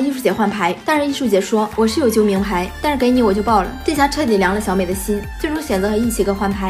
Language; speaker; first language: Chinese; native; Chinese